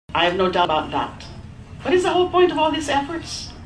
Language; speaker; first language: English; non-native, local second language; Filipino